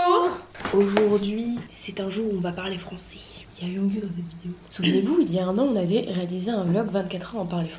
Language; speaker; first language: French; native; French